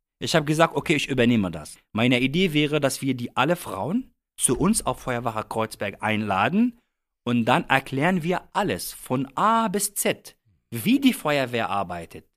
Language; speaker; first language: German; non-native, fluent; Arabic